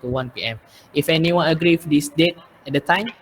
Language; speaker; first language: English; non-native, learner; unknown